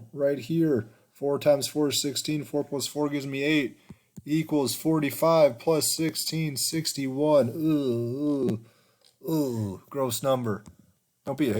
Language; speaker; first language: English; native; English